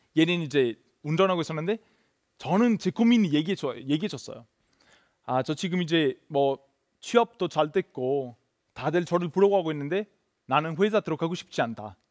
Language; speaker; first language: Korean; non-native, fluent; Italian